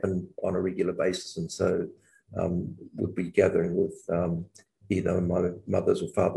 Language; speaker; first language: English; native; English